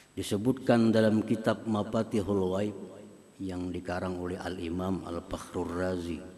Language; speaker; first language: Indonesian; non-native, local second language; Banjar